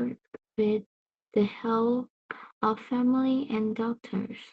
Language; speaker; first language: English; non-native, learner; Vietnamese